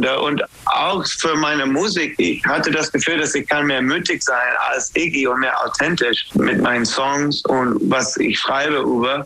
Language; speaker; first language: German; non-native, learner; English